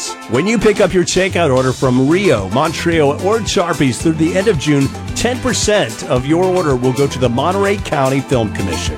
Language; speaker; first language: English; native; English